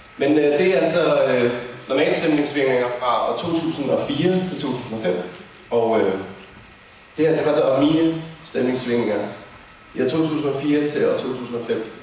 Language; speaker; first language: Danish; native; Danish